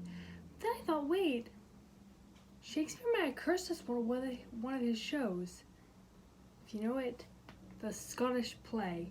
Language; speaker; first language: English; native; English